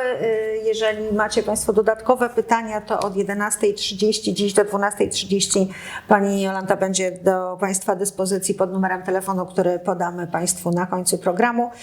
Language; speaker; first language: Polish; native; Polish